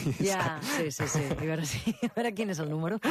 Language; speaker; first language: Catalan; native; Catalan